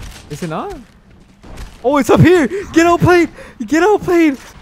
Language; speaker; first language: English; early bilingual, other home language; Spanish